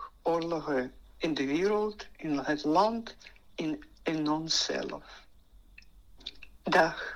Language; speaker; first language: Dutch; non-native, fluent; Russian